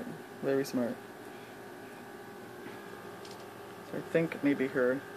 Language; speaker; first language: English; native; English